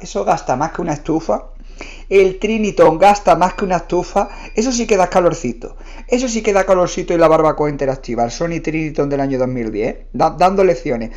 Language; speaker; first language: Spanish; native; Spanish